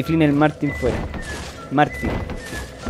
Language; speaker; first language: Spanish; native; Spanish